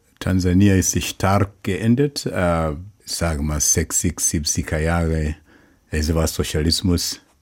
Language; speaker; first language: German; non-native, learner; Swahili